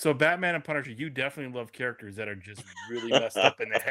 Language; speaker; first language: English; native; English